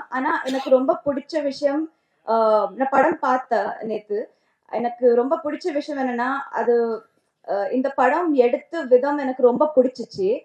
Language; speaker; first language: Tamil; non-native, learner; Telugu